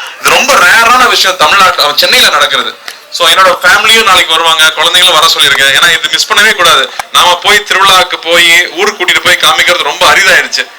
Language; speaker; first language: Tamil; native; Tamil